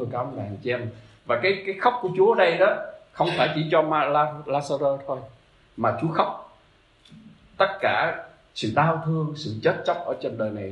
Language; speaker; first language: Vietnamese; native; Vietnamese